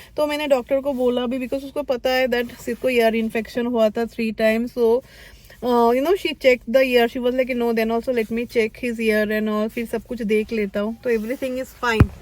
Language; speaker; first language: Hindi; non-native, local second language; Bangla